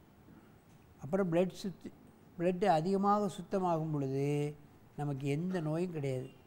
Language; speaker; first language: Tamil; native; Tamil